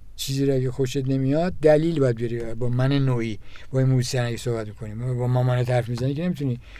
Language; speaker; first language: Persian; native; Persian